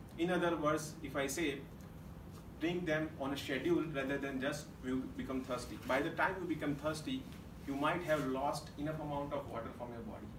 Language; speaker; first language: English; non-native, local second language; Gujarati